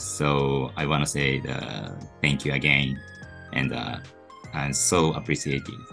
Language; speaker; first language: English; non-native, learner; Japanese